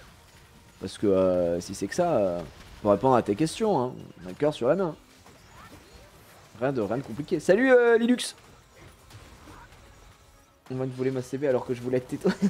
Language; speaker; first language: French; native; French